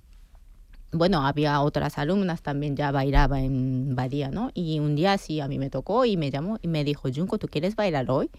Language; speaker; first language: Spanish; non-native, fluent; Japanese